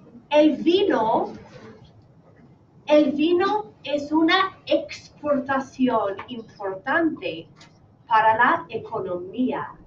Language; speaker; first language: Spanish; non-native, fluent; English